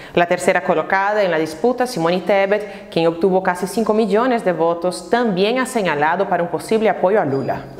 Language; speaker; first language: Spanish; non-native, fluent; Portuguese